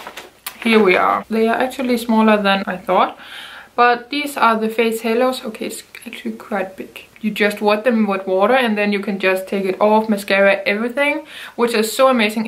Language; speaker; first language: English; non-native, fluent; Danish